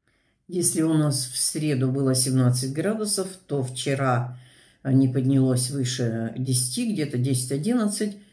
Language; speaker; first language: Russian; native; Russian